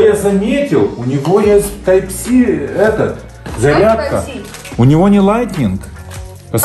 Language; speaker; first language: Russian; native; Russian